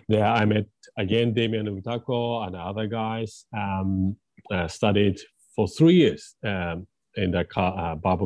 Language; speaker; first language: English; non-native, fluent; Japanese